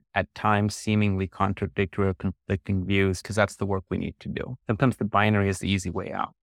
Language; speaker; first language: English; early bilingual, other home language; Spanish